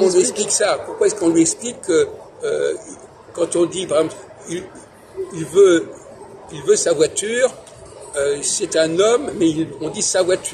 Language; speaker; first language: French; native; French